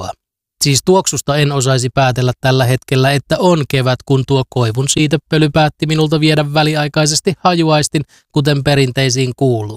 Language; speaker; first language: Finnish; native; Finnish